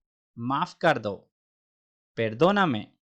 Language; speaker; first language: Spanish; non-native, fluent; Urdu